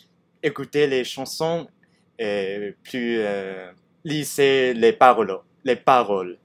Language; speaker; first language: French; non-native, learner; Cantonese